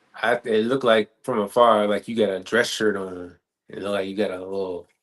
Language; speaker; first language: English; native; English